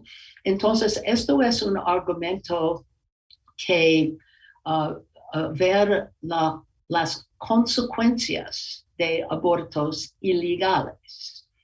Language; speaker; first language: Spanish; non-native, learner; English